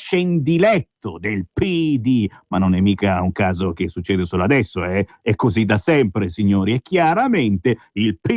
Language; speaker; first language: Italian; native; Italian